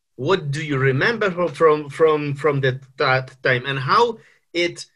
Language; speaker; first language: English; non-native, fluent; Ukrainian